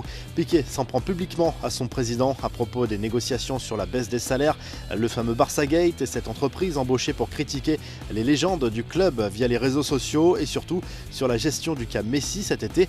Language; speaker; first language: French; native; French